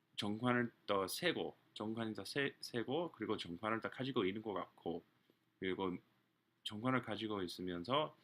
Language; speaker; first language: Korean; non-native, fluent; English